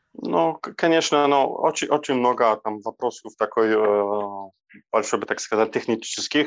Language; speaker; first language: Russian; non-native, learner; Polish